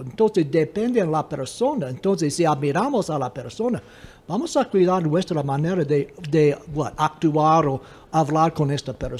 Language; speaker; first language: Spanish; non-native, fluent; English